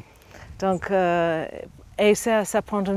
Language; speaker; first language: French; non-native, fluent; English